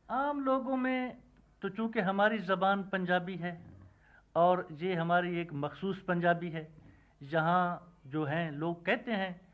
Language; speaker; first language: Urdu; non-native, local second language; Punjabi